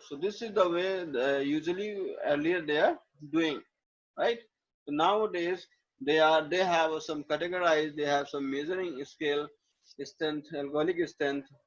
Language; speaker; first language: English; non-native, local second language; Hindi